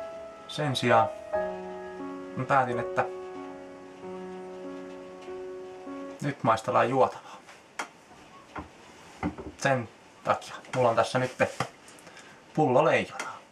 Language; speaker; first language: Finnish; native; Finnish